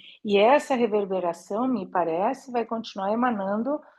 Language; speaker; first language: Portuguese; native; Portuguese